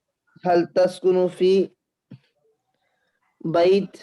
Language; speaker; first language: Arabic; non-native, learner; Urdu